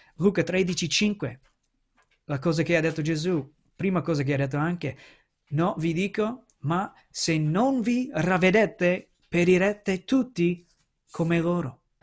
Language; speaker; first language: Italian; non-native, fluent; English